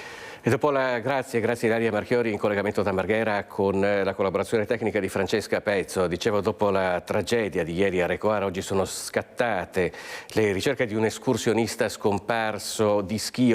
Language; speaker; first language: Italian; native; Italian